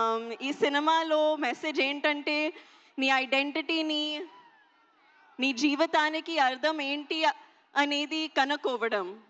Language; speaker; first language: Telugu; non-native, learner; Hindi